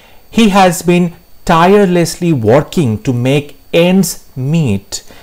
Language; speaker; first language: English; non-native, local second language; Bangla